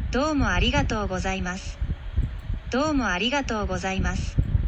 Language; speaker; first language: Japanese; non-native, learner; English